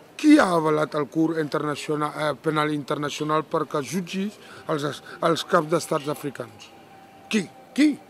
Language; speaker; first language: Catalan; non-native, fluent; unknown